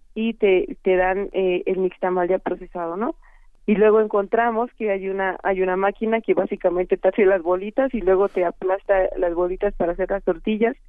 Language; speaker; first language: Spanish; native; Spanish